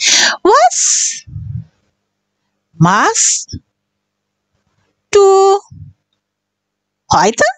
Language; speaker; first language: German; non-native, fluent; Indonesian